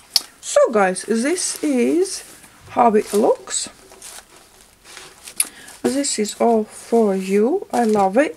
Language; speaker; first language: English; non-native, fluent; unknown